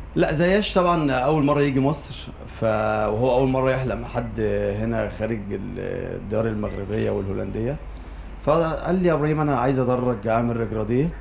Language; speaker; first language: Arabic; native; Arabic